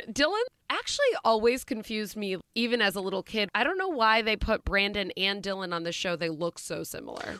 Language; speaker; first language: English; native; English